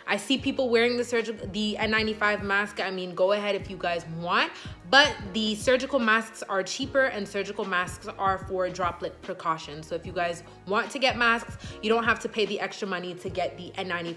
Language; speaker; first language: English; native; English